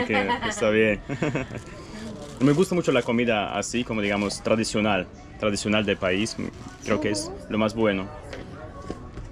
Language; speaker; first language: Spanish; non-native, fluent; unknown